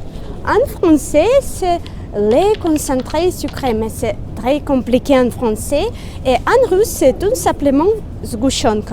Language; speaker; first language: French; non-native, fluent; Russian